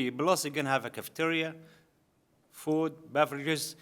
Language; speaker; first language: English; non-native, learner; Arabic